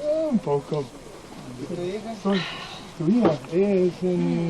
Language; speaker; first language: Spanish; non-native, learner; English